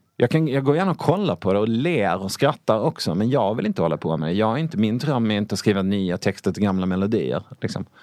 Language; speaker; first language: Swedish; native; Swedish